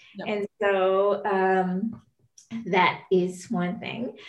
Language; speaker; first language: English; non-native, local second language; Filipino